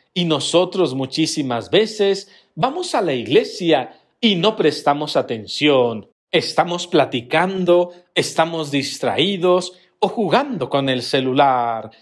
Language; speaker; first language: Spanish; native; Spanish